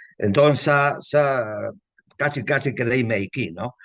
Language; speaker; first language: Spanish; native; Spanish